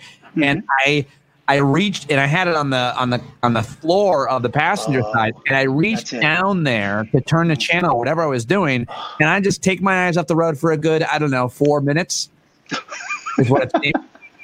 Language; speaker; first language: English; native; English